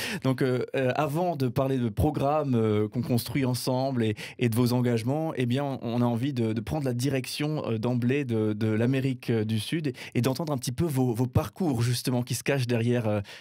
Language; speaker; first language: French; native; French